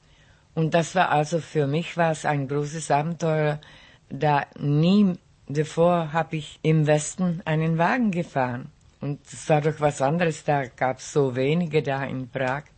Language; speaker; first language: German; non-native, local second language; Czech